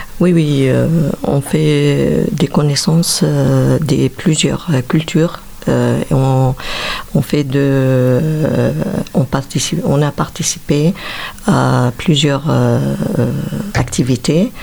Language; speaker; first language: French; non-native, learner; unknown